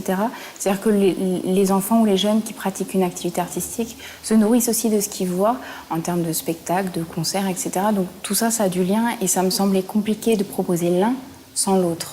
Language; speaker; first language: French; native; French